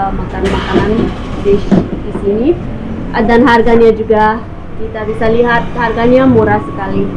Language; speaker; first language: Indonesian; non-native, learner; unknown